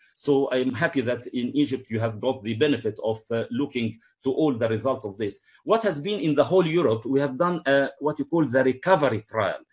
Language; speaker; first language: English; non-native, fluent; Arabic